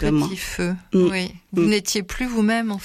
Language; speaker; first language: French; native; French